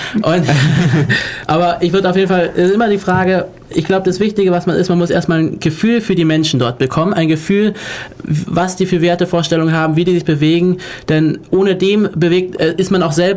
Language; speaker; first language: German; native; German